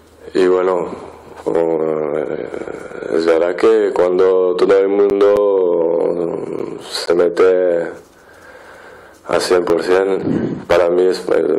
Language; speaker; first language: Spanish; non-native, fluent; French